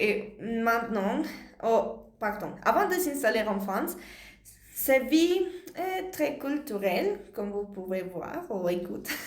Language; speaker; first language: French; non-native, learner; Spanish